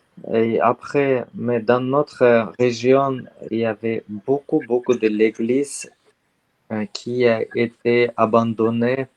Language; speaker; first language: French; non-native, learner; Armenian